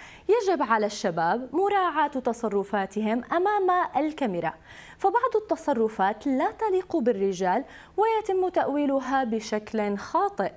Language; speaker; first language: Arabic; native; Arabic